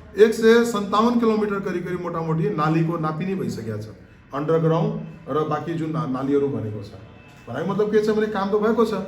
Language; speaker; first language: Nepali; non-native, local second language; Marwari